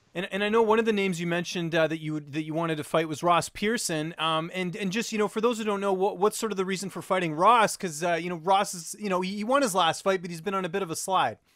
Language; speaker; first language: English; native; English